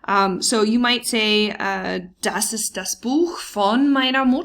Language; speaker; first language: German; non-native, fluent; English